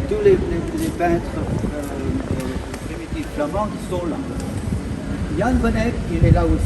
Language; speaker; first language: French; non-native, local second language; Dutch